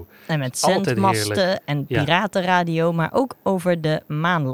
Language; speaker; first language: Dutch; native; Dutch